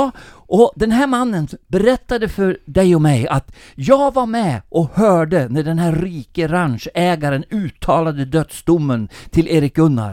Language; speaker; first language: Swedish; native; Swedish